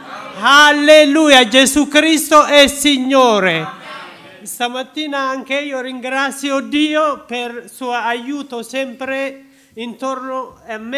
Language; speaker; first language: Italian; non-native, learner; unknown